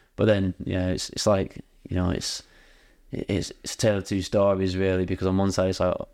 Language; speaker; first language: English; native; English